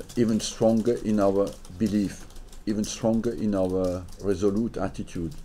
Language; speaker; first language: English; non-native, fluent; French